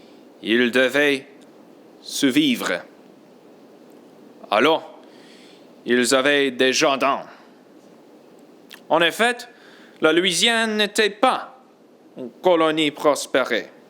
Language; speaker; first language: French; non-native, learner; English